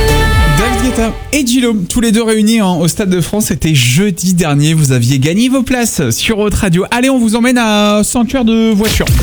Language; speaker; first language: French; native; French